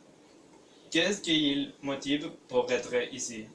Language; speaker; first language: French; non-native, learner; Spanish